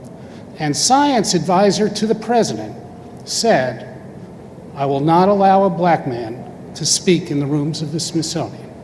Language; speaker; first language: English; native; English